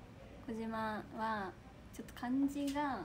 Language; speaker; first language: Japanese; native; Japanese